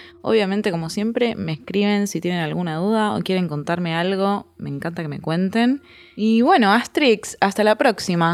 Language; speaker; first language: Spanish; native; Spanish